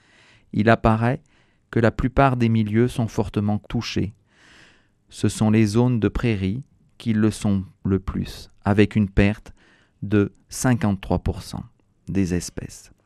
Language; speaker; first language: French; native; French